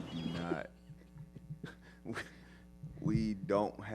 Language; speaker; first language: English; native; English